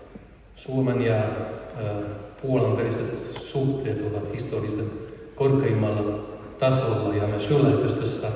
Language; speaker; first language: Finnish; non-native, fluent; Polish